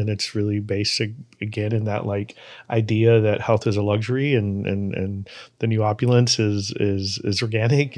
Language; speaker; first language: English; native; English